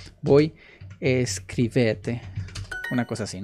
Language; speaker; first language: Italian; non-native, learner; Spanish